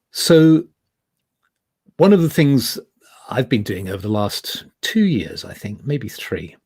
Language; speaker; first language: English; native; English